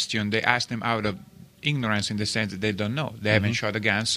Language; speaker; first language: English; non-native, fluent; Italian